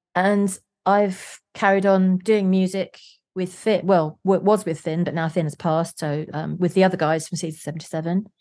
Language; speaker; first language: English; native; English